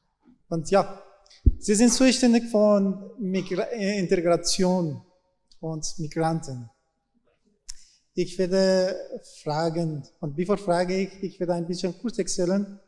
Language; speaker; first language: German; non-native, learner; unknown